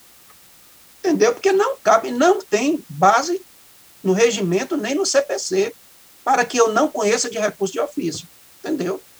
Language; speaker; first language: Portuguese; native; Portuguese